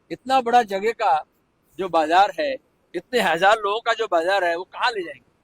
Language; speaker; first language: Hindi; non-native, local second language; Bangla